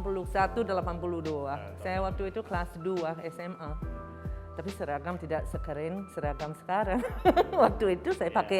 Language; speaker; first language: Indonesian; non-native, fluent; English